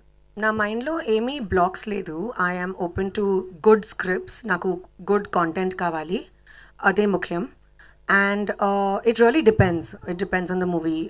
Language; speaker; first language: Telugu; non-native, fluent; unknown